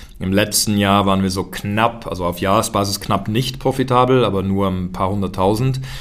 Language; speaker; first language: German; early bilingual, heritage; German